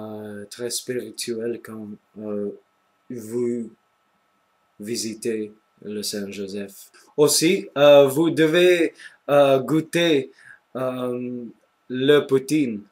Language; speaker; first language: French; non-native, local second language; English